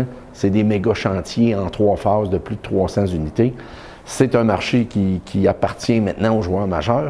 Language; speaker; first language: French; native; French